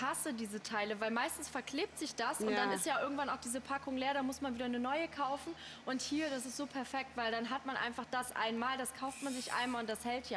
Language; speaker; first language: German; native; German